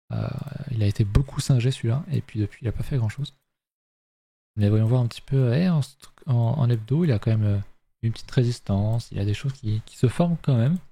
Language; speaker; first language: French; native; French